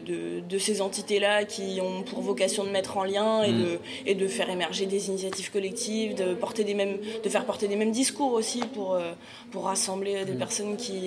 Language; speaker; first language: French; native; French